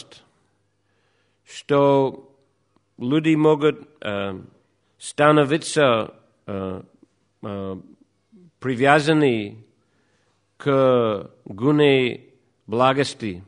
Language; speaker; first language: Russian; non-native, fluent; English